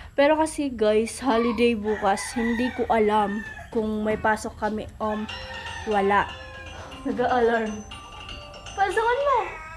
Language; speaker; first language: Filipino; non-native, local second language; Bikol